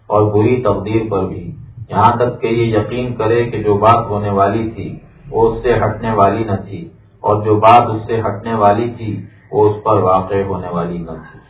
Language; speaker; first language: Urdu; native; Urdu